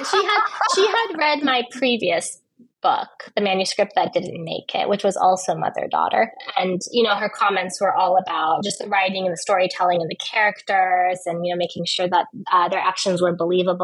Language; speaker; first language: English; native; English